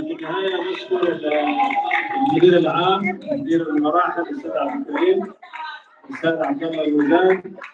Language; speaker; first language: Arabic; native; Arabic